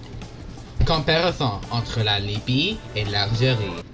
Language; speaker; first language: French; non-native, learner; English